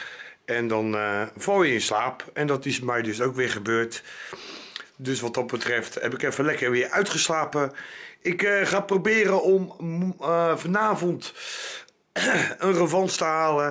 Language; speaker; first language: Dutch; native; Dutch